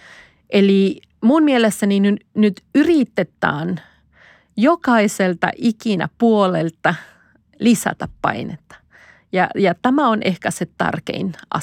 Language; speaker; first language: Finnish; non-native, fluent; Spanish